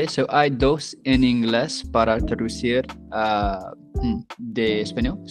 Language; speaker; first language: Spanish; non-native, learner; English